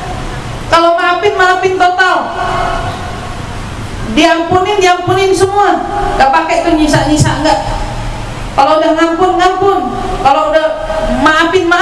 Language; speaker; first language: Indonesian; native; Indonesian